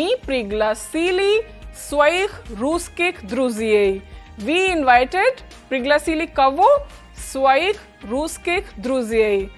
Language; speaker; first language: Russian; non-native, fluent; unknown